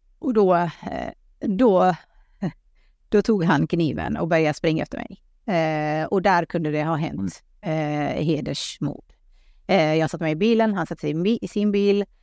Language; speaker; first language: Swedish; early bilingual, other home language; Pashto